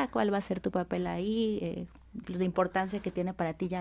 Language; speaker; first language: Spanish; native; Spanish